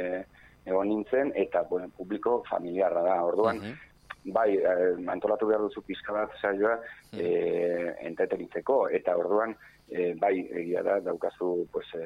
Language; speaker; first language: Basque; non-native, local second language; Spanish